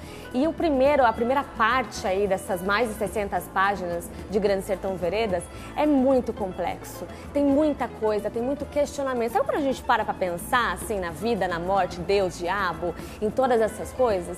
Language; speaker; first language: Portuguese; native; Portuguese